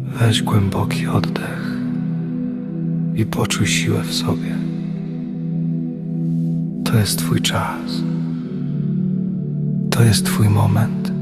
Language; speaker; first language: Polish; native; Polish